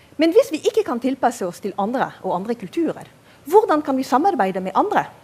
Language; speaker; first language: Norwegian; non-native, fluent; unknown